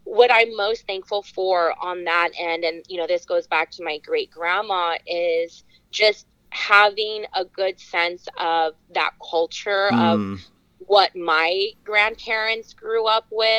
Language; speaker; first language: English; native; English